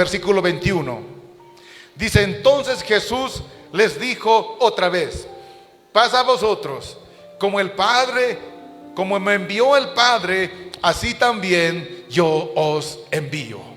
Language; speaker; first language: Spanish; native; Spanish